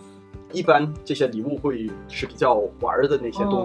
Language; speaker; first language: Chinese; non-native, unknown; Danish